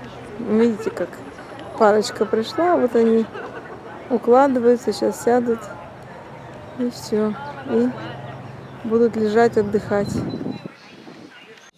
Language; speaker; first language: Russian; native; Russian